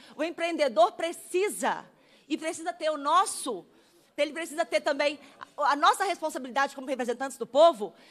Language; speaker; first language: Portuguese; native; Portuguese